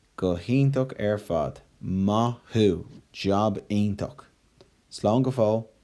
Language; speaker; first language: Irish; non-native, fluent; English